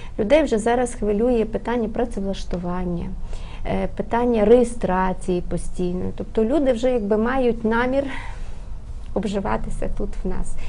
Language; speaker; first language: Ukrainian; native; Ukrainian